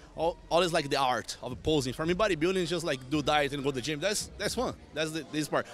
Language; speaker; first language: English; non-native, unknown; Portuguese